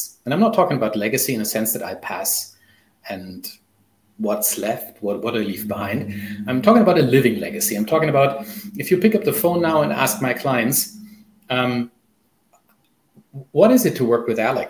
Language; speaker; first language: English; non-native, fluent; German